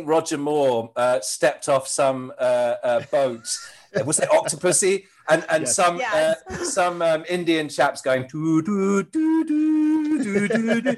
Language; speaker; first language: English; native; English